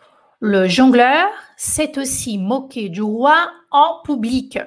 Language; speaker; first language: French; non-native, fluent; Portuguese